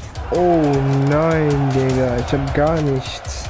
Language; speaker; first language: German; early bilingual, other home language; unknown